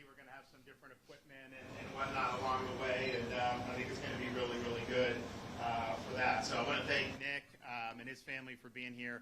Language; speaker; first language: English; native; English